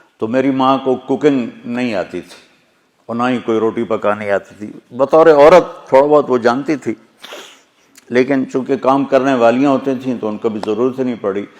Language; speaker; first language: Urdu; non-native, local second language; Punjabi